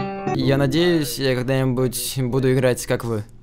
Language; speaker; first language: Russian; native; Russian